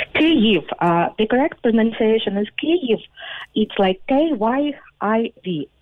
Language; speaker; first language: English; non-native, fluent; Ukrainian